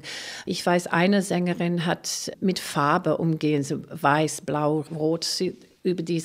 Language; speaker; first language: German; non-native, fluent; English